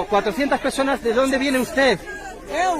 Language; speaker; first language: Spanish; native; Spanish